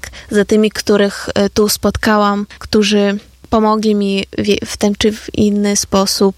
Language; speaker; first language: Polish; non-native, fluent; Ukrainian